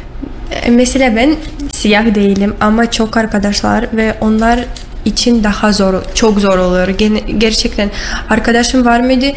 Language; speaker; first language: Turkish; non-native, learner; Russian